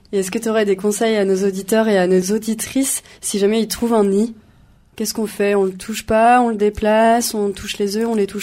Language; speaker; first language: French; native; French